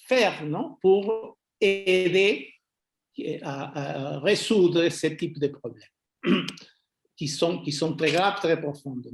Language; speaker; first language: French; non-native, fluent; Spanish